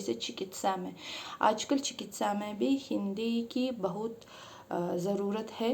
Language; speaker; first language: Hindi; non-native, fluent; Uzbek